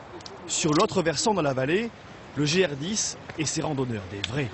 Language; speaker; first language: French; native; French